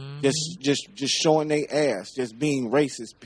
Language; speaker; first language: English; native; English